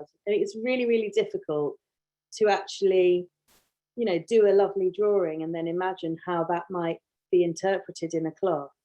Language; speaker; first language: English; native; English